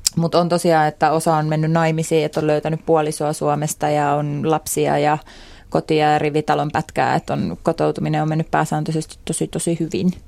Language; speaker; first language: Finnish; native; Finnish